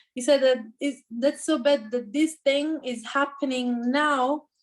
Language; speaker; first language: English; non-native, learner; Italian